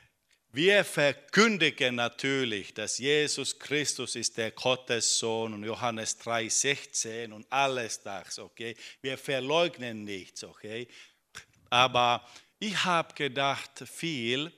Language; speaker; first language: German; non-native, fluent; Finnish